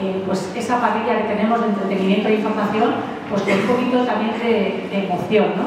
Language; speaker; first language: Spanish; native; Spanish